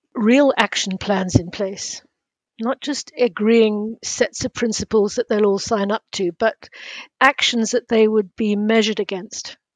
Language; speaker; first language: English; native; English